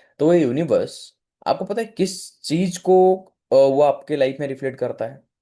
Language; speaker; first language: Hindi; non-native, local second language; Odia